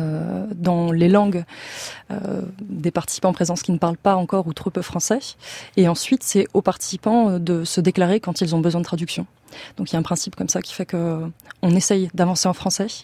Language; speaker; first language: French; native; French